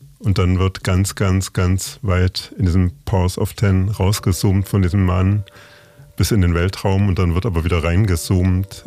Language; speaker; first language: German; native; German